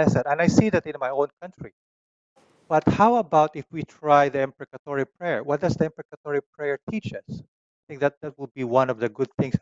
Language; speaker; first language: English; non-native, local second language; Filipino